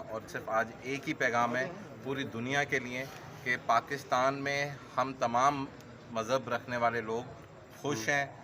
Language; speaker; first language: Urdu; non-native, local second language; Sindhi